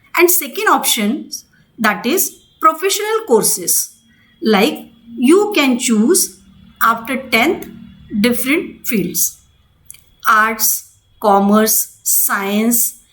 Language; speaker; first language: English; non-native, local second language; Marathi